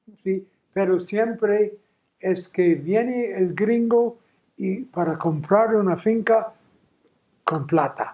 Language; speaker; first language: Spanish; non-native, fluent; English